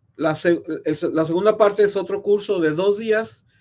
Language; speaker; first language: Spanish; native; Spanish